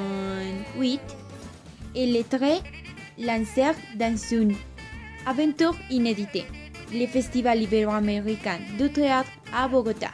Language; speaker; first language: French; non-native, learner; Spanish